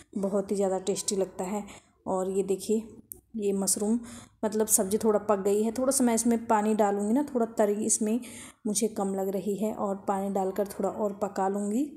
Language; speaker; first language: Hindi; native; Hindi